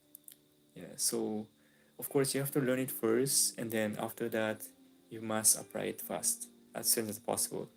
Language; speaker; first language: English; non-native, local second language; Filipino